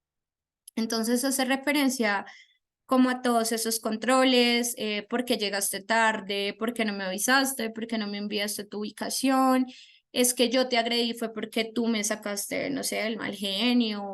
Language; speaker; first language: Spanish; native; Spanish